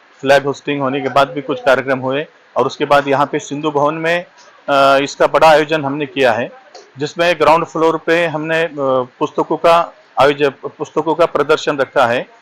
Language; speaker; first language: Hindi; non-native, local second language; Marathi